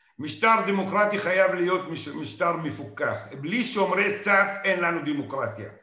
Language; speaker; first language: Hebrew; non-native, local second language; Arabic